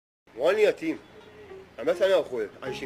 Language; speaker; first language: Arabic; native; Arabic